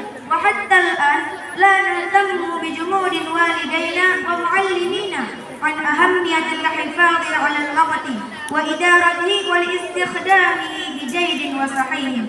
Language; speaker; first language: Arabic; non-native, learner; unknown